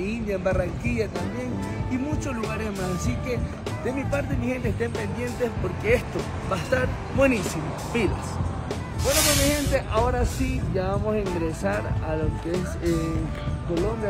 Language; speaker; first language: Spanish; native; Spanish